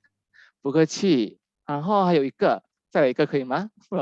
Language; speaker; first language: Chinese; non-native, fluent; Indonesian